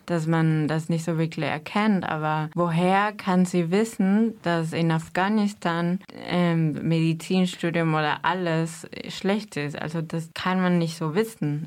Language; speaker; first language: German; non-native, fluent; Spanish